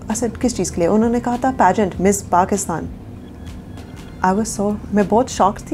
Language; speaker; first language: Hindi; early bilingual, heritage; Urdu